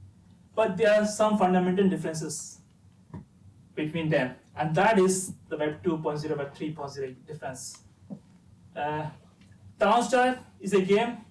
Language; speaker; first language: English; non-native, fluent; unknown